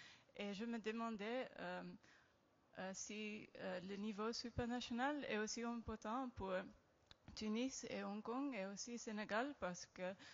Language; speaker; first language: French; non-native, learner; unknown